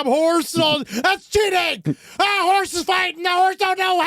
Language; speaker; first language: English; native; English